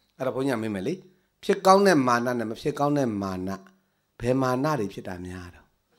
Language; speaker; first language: Burmese; native; Burmese